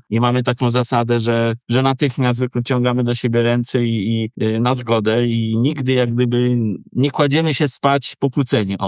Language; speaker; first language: Polish; native; Polish